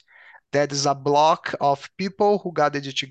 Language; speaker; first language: English; non-native, learner; Portuguese